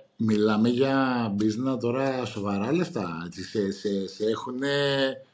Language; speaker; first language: Greek; native; Greek